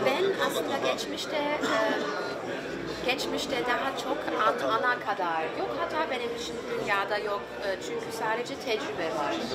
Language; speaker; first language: Turkish; early bilingual, heritage; German